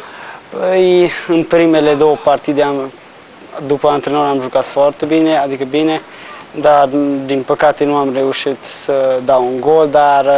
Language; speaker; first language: Romanian; non-native, local second language; Hungarian